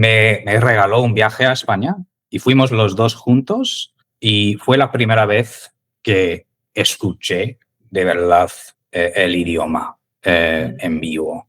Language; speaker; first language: Spanish; non-native, fluent; English